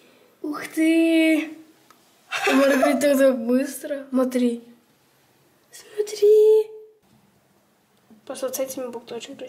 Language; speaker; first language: Russian; early bilingual, heritage; Russian